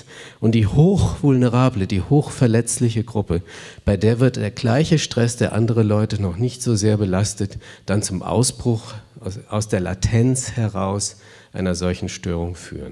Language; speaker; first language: German; native; German